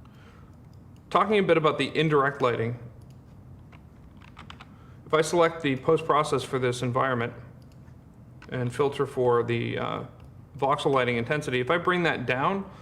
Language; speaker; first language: English; native; English